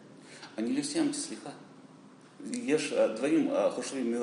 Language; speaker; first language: Hebrew; non-native, learner; Russian